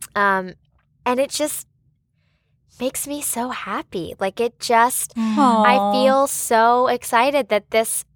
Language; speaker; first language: English; native; English